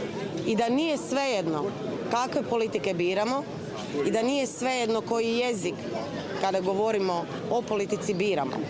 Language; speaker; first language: Croatian; native; Croatian